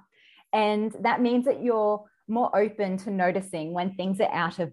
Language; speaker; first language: English; native; English